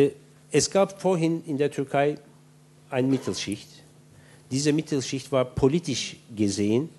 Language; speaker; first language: German; non-native, fluent; Turkish